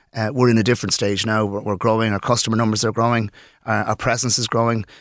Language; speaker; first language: English; native; English